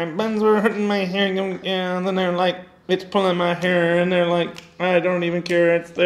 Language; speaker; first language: English; native; English